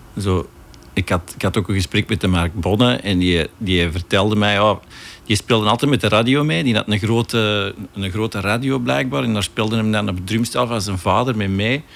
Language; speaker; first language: Dutch; native; Dutch